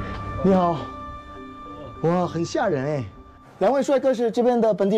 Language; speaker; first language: Chinese; non-native, fluent; Korean